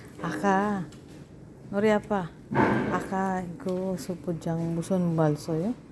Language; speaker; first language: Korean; non-native, learner; Filipino